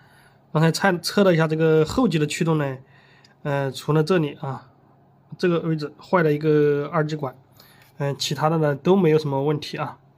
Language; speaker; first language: Chinese; native; Chinese